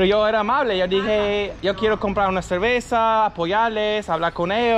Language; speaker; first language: Spanish; non-native, fluent; English